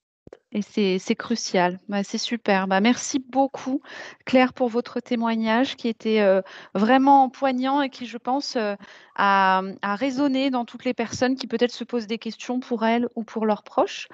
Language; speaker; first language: French; native; French